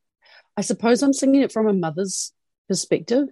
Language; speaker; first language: English; native; English